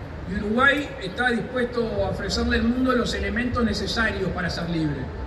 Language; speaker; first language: Spanish; native; Spanish